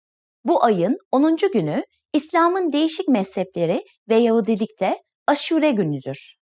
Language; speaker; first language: Turkish; native; Turkish